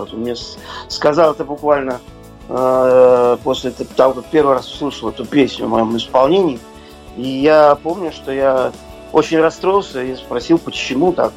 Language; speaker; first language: Russian; native; Russian